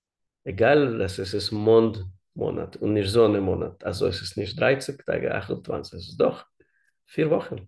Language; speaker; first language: German; non-native, learner; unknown